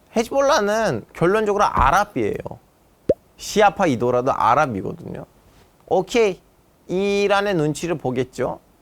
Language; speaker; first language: Korean; non-native, fluent; Turkish